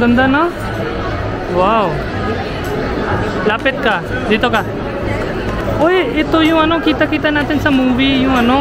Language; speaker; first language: Filipino; non-native, learner; Hindi